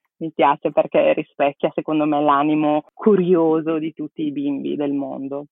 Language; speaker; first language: Italian; native; Italian